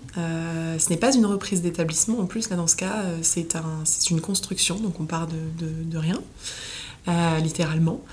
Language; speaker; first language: French; native; French